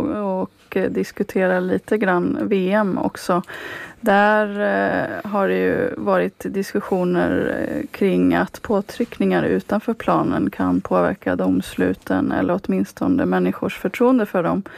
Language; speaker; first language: Swedish; native; Swedish